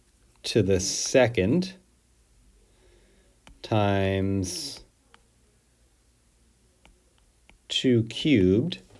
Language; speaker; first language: English; native; English